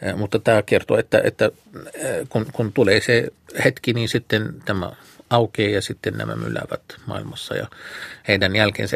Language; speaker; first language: Finnish; non-native, fluent; Arabic